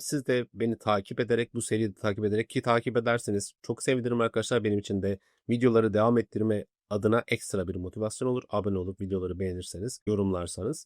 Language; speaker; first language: Turkish; native; Turkish